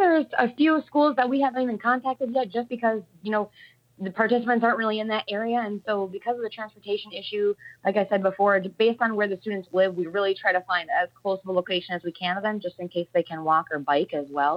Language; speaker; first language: English; native; English